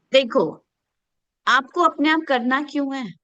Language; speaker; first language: Hindi; native; Hindi